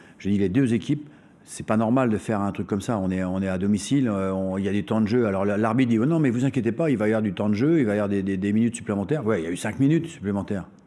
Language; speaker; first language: French; native; French